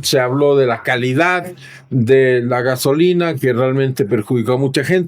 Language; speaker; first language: Spanish; native; Spanish